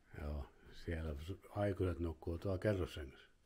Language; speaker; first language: Finnish; native; Finnish